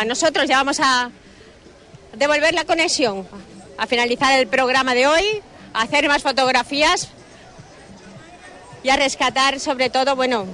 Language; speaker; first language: Spanish; native; Spanish